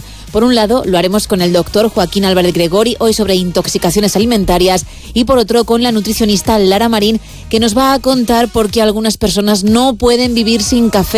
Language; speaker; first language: Spanish; native; Spanish